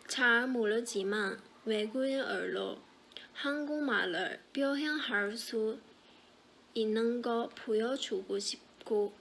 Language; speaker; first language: Korean; non-native, learner; Chinese